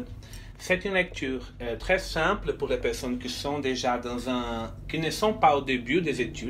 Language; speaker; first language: French; non-native, fluent; Portuguese